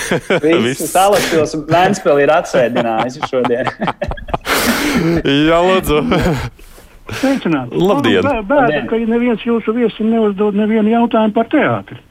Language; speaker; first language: Latvian; native; Latvian